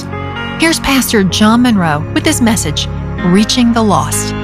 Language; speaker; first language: English; native; English